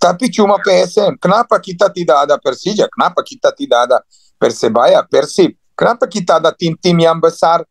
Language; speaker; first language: Indonesian; non-native, fluent; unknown